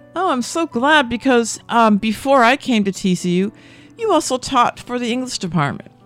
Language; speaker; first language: English; native; English